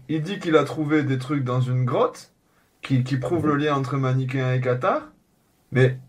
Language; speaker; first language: French; native; French